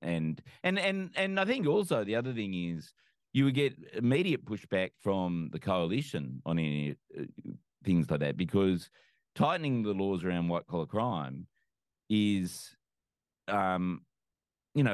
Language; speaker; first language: English; native; English